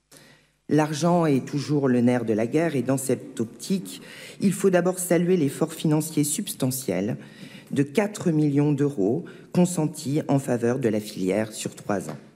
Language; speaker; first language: French; native; French